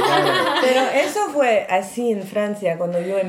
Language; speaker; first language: Spanish; non-native, learner; French